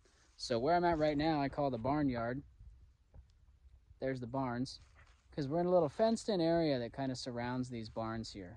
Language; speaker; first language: English; native; English